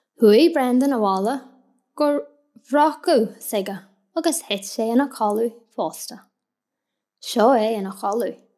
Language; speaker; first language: Irish; native; Irish